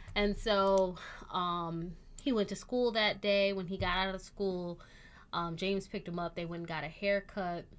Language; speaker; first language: English; native; English